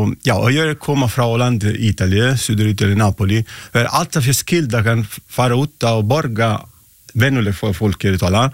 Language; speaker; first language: Icelandic; non-native, learner; Italian